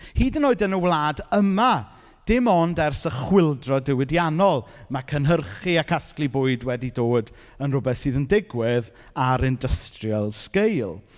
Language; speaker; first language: Welsh; native; Welsh